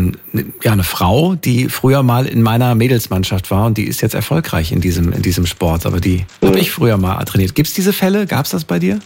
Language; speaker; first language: German; native; German